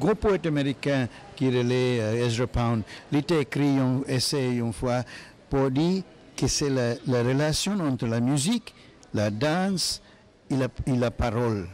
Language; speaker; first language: Haitian Creole; non-native, learner; English